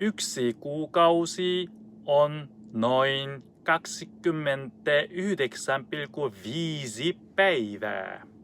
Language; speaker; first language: Finnish; non-native, learner; Korean